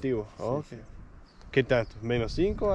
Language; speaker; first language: Spanish; non-native, fluent; Danish